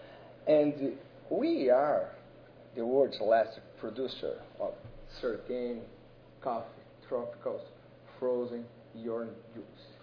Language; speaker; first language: English; non-native, learner; Portuguese